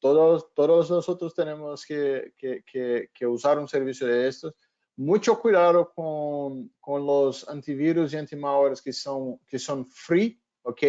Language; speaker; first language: Spanish; non-native, fluent; Portuguese